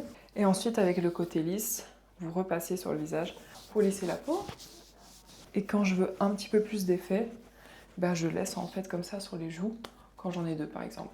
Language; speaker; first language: French; native; French